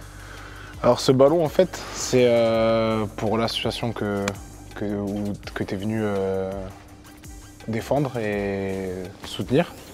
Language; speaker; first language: French; native; French